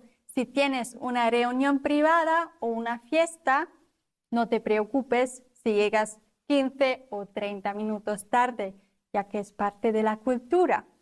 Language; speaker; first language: Spanish; non-native, fluent; German